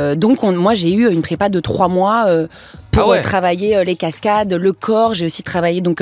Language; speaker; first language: French; native; French